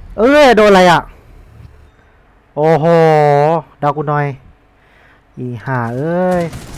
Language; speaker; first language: Thai; native; Thai